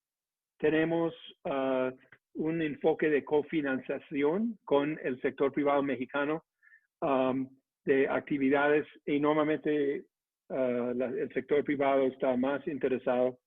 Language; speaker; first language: Spanish; non-native, fluent; English